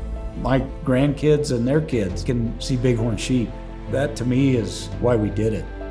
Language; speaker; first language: English; native; English